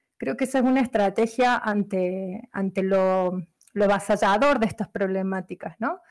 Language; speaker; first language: Spanish; native; Spanish